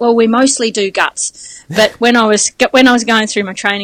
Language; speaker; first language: English; native; English